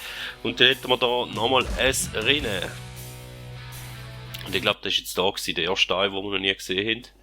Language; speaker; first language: German; native; German